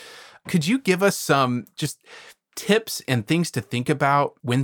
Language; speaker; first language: English; native; English